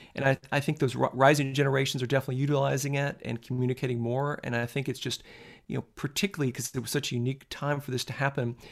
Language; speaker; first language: English; native; English